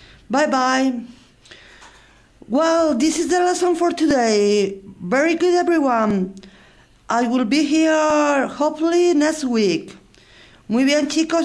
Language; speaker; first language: English; non-native, fluent; Spanish